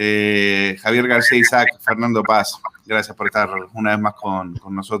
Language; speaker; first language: Spanish; native; Spanish